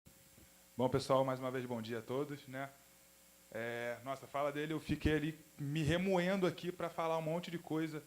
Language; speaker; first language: Portuguese; native; Portuguese